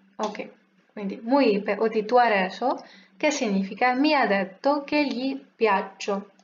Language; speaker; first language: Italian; non-native, fluent; French